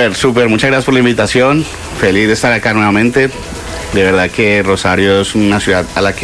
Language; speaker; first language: Spanish; native; Spanish